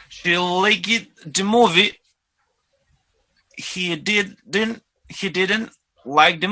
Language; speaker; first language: English; non-native, learner; Spanish